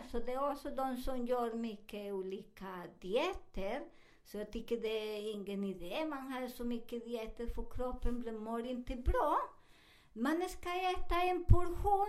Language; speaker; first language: Swedish; non-native, fluent; Spanish